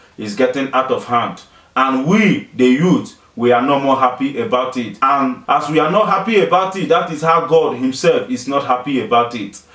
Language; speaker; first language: Nigerian Pidgin; non-native, local second language; Igbo